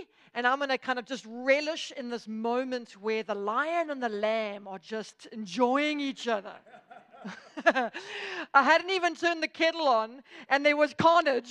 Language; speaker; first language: English; native; English